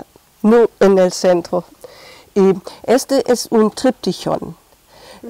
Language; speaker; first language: Spanish; non-native, fluent; German